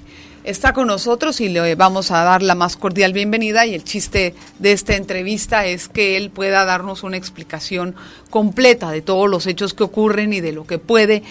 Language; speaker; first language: Spanish; native; Spanish